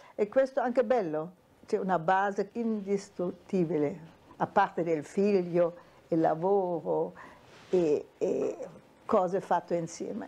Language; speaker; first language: Italian; non-native, fluent; German